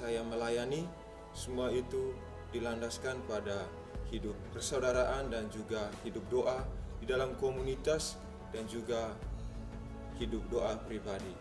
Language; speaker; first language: Indonesian; non-native, local second language; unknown